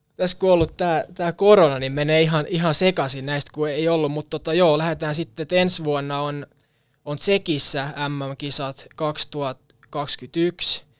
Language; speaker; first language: Finnish; non-native, local second language; Swedish